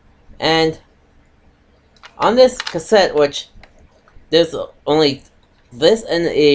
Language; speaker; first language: English; native; English